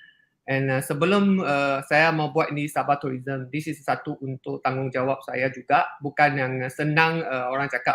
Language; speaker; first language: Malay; non-native, local second language; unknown